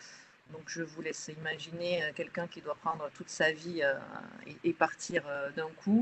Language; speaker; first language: French; native; French